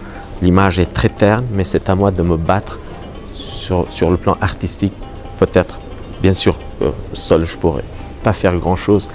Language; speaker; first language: French; non-native, fluent; Persian